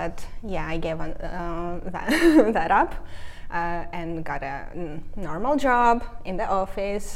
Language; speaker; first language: English; non-native, fluent; Russian